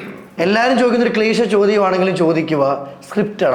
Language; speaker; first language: Malayalam; native; Malayalam